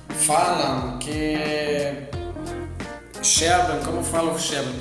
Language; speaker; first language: Portuguese; non-native, fluent; German